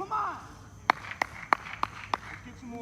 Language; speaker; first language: English; native; English